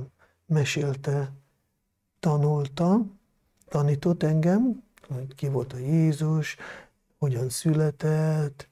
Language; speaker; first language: Hungarian; non-native, local second language; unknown